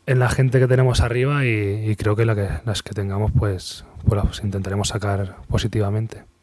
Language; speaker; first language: Spanish; native; Spanish